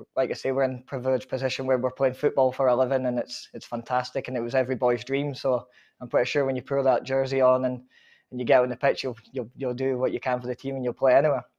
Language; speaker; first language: English; native; English